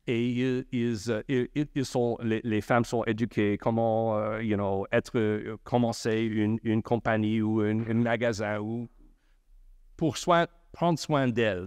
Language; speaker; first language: French; non-native, local second language; English